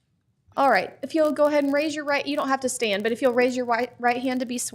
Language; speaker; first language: English; native; English